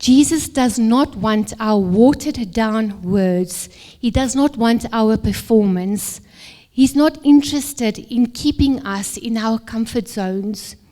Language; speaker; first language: English; non-native, local second language; Afrikaans